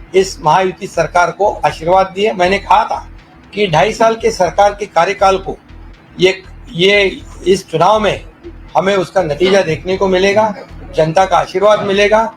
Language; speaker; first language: Hindi; non-native, local second language; Marathi